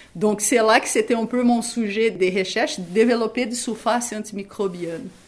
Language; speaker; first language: French; non-native, fluent; Portuguese